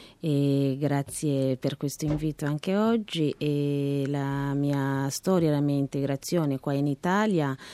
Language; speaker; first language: Italian; non-native, fluent; Rundi